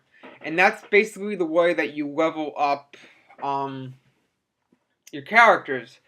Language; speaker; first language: English; native; English